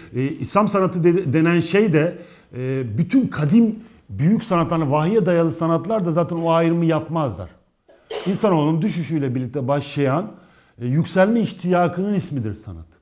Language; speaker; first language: Turkish; native; Turkish